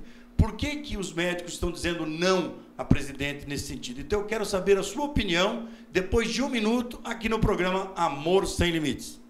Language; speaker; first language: Portuguese; native; Portuguese